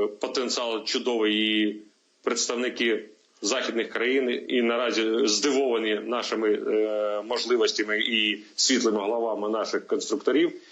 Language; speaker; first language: Ukrainian; native; Ukrainian